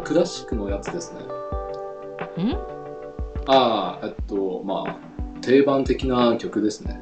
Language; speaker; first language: Japanese; non-native, fluent; Chinese